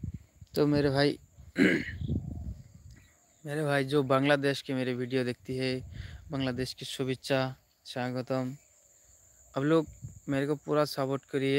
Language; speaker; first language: Hindi; non-native, local second language; Bangla